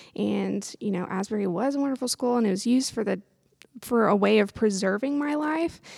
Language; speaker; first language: English; native; English